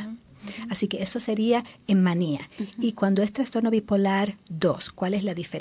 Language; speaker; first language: Spanish; native; Spanish